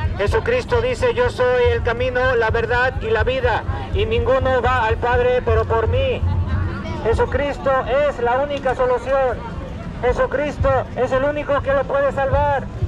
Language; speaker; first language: Spanish; early bilingual, heritage; Spanish